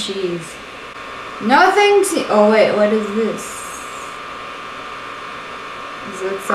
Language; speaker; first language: English; native; English